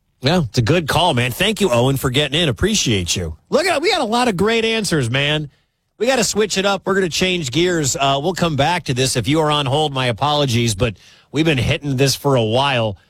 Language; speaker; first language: English; native; English